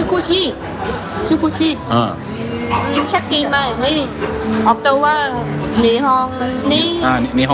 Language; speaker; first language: Japanese; non-native, learner; Vietnamese